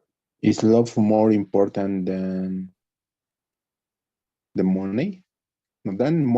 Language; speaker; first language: English; non-native, learner; Spanish